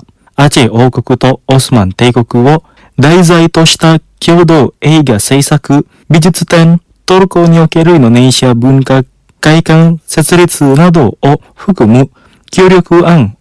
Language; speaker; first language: Japanese; non-native, fluent; Indonesian